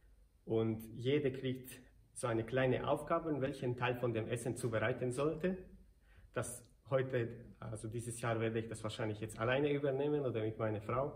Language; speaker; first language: German; non-native, fluent; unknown